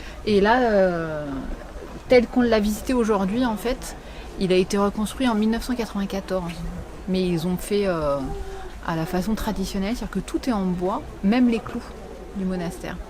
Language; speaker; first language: French; native; French